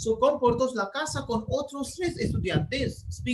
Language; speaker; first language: Spanish; non-native, fluent; Hindi